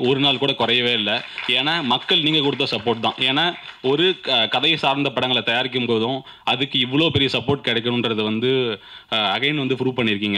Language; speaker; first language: Tamil; native; Tamil